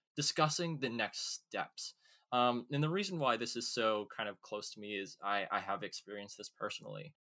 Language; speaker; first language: English; native; English